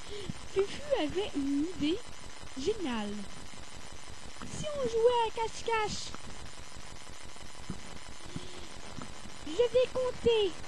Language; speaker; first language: French; native; French